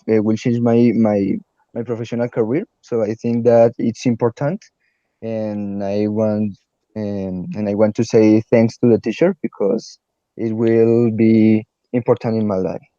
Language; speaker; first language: English; non-native, learner; Spanish